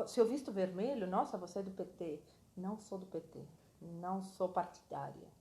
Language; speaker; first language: Portuguese; non-native, fluent; Spanish